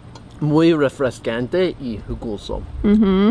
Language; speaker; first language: Spanish; non-native, learner; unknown